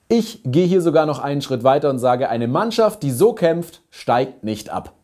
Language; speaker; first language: German; native; German